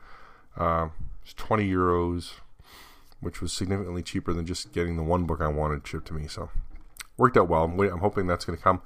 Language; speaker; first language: English; native; English